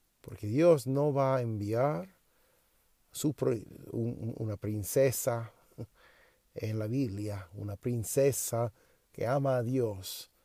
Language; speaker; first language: Spanish; non-native, learner; English